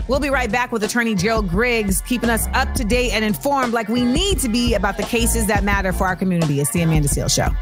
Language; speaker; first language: English; native; English